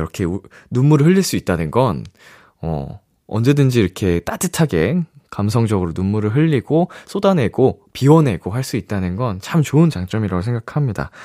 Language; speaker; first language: Korean; native; Korean